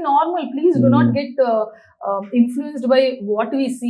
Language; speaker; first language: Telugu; non-native, learner; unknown